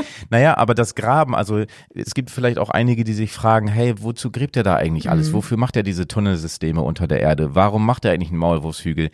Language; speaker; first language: German; native; German